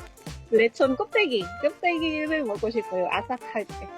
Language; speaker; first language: Korean; non-native, fluent; Filipino